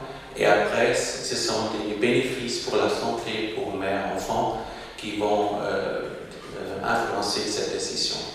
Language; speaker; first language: French; non-native, local second language; German